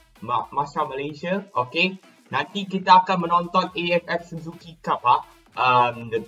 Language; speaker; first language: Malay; non-native, local second language; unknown